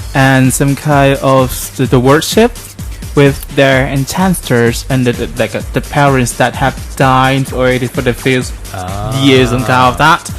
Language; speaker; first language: English; non-native, learner; Thai